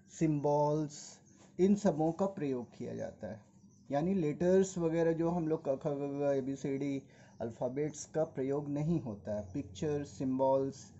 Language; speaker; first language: Hindi; native; Hindi